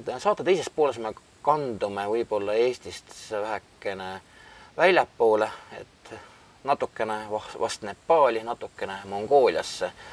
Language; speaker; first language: Estonian; native; Estonian